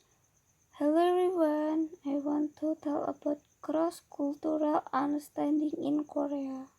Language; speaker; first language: English; non-native, learner; Indonesian